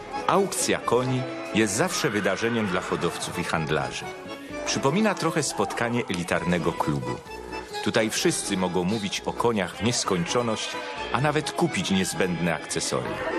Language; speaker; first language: Polish; native; Polish